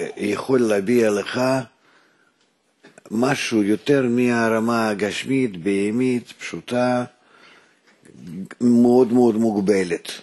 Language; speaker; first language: Hebrew; non-native, fluent; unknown